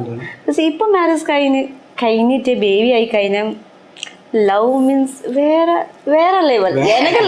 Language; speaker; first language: Malayalam; non-native, learner; Nepali